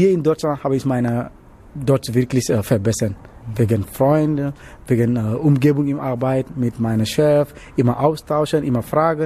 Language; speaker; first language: German; non-native, learner; Wolof